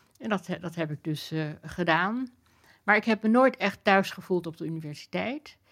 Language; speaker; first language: Dutch; native; Dutch